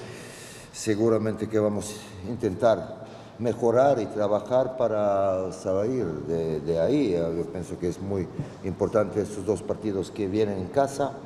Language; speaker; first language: Spanish; non-native, fluent; Croatian